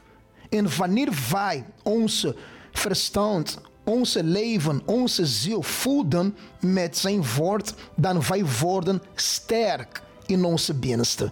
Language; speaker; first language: Dutch; non-native, fluent; Portuguese